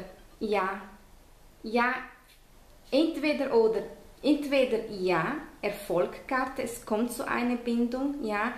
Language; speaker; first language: German; non-native, fluent; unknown